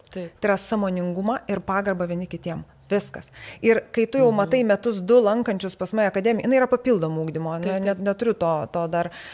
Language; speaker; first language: Lithuanian; native; Lithuanian